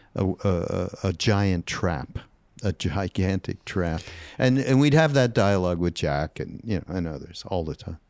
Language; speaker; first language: English; native; English